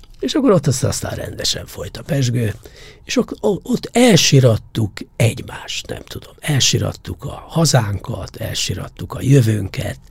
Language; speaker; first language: Hungarian; native; Hungarian